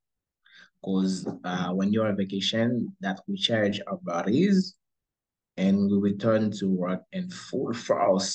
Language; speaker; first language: English; non-native, learner; Haitian Creole